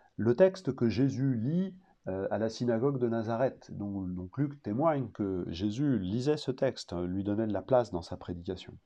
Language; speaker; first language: French; native; French